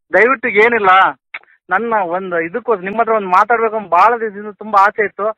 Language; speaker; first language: Kannada; native; Kannada